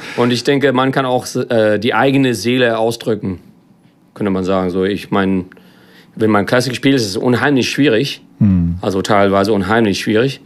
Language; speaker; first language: German; non-native, fluent; English